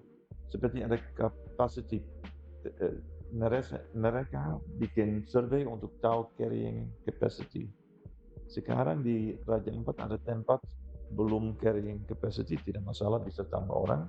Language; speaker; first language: Indonesian; non-native, fluent; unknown